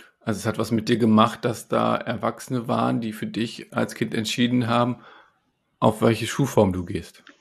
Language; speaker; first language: German; native; German